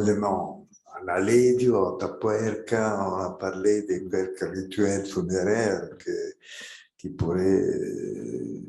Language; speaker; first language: French; non-native, fluent; Italian